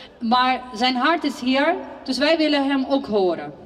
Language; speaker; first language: Dutch; non-native, fluent; Azerbaijani